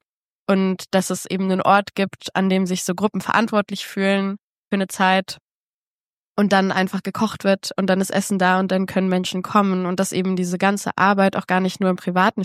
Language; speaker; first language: German; native; German